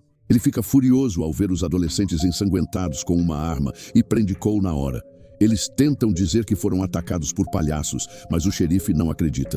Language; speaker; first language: Portuguese; native; Portuguese